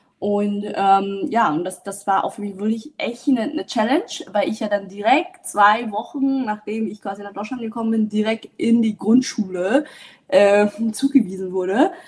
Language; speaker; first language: German; early bilingual, other home language; Vietnamese